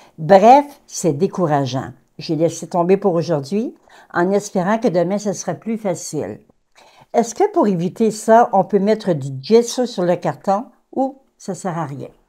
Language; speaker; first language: French; native; French